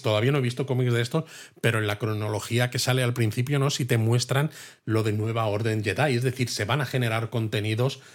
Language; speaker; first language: Spanish; native; Spanish